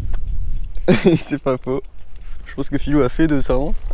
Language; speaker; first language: French; native; French